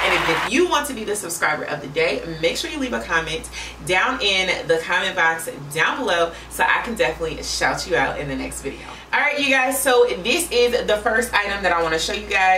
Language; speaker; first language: English; native; English